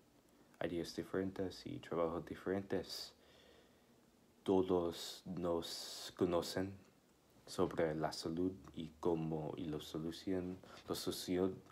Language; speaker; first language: Spanish; non-native, learner; English